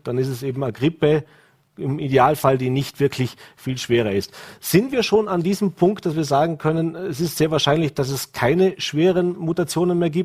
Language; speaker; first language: German; native; German